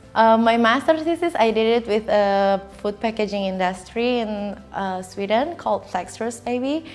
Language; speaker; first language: English; non-native, fluent; Indonesian